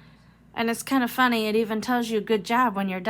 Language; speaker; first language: English; native; English